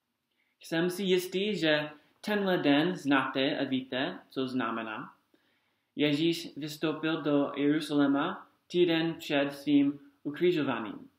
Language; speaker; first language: Czech; non-native, fluent; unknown